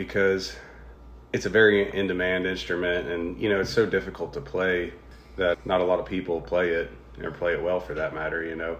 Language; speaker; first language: English; native; English